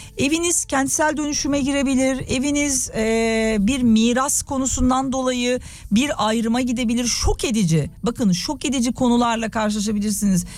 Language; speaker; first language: Turkish; native; Turkish